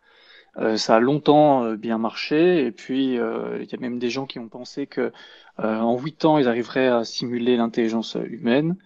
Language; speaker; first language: French; native; French